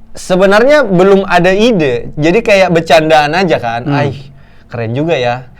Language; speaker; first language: Indonesian; native; Indonesian